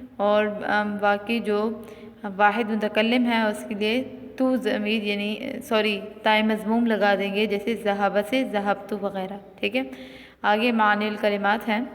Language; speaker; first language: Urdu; non-native, local second language; Pashto